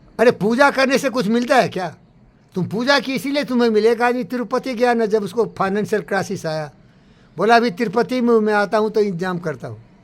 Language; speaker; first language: Hindi; native; Hindi